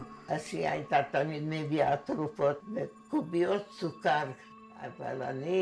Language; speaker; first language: Hebrew; non-native, fluent; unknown